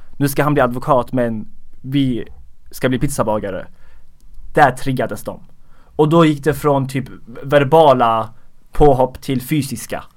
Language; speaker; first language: Swedish; early bilingual, other home language; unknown